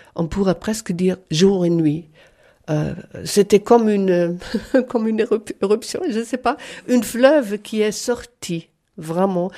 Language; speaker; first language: French; non-native, fluent; German